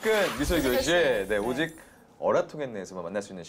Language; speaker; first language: Korean; native; Korean